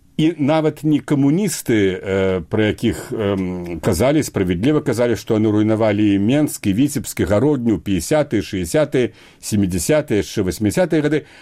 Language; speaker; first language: Belarusian; native; Belarusian